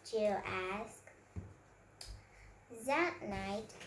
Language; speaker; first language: English; non-native, learner; Vietnamese